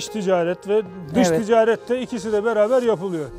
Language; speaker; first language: Turkish; native; Turkish